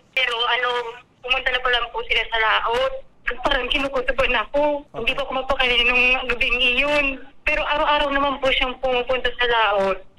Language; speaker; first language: Filipino; non-native, local second language; Bikol